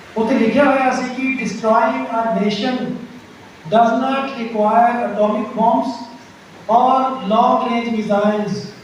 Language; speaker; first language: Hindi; non-native, local second language; Punjabi